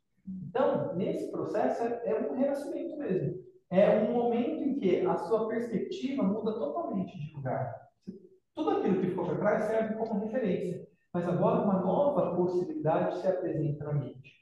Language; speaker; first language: Portuguese; native; Portuguese